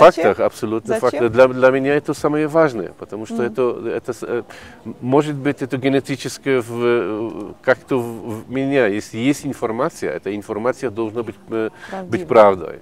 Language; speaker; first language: Russian; non-native, fluent; Polish